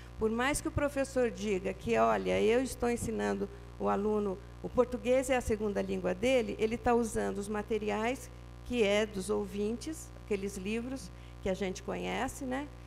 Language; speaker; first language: Portuguese; native; Portuguese